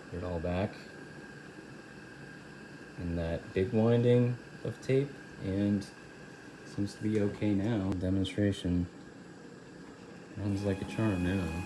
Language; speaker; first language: English; native; English